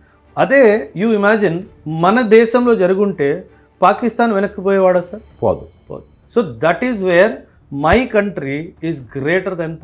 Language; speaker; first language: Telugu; non-native, local second language; Punjabi